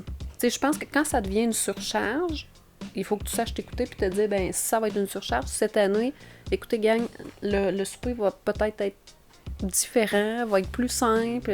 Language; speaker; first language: French; native; French